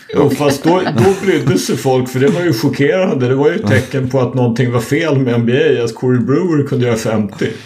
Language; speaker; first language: Swedish; native; Swedish